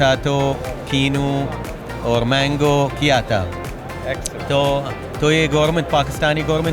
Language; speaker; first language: Hindi; non-native, learner; Arabic